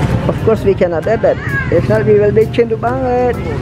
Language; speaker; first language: English; non-native, learner; Turkish